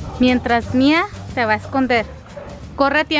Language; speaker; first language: Spanish; native; Spanish